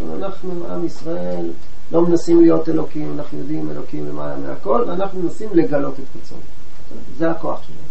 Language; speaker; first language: Hebrew; native; Hebrew